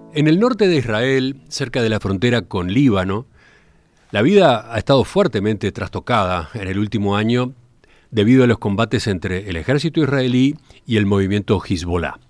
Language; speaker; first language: Spanish; native; Spanish